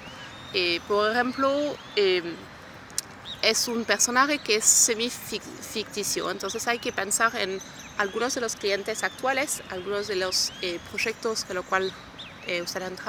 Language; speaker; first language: Spanish; non-native, fluent; French